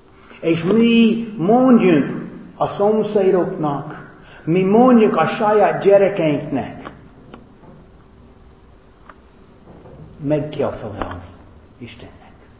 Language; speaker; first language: Hungarian; non-native, learner; English